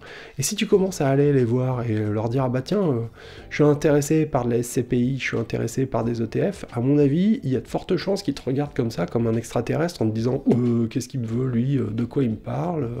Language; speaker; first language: French; native; French